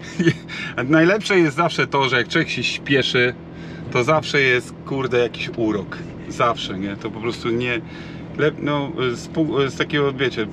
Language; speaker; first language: Polish; native; Polish